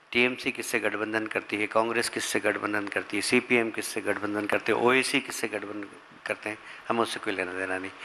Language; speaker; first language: Hindi; native; Hindi